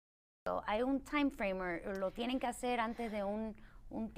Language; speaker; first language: Spanish; early bilingual, other home language; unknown